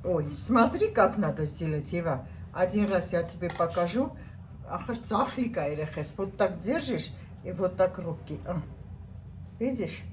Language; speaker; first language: Russian; non-native, fluent; Armenian